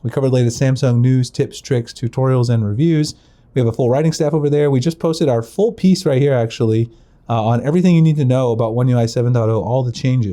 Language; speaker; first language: English; native; English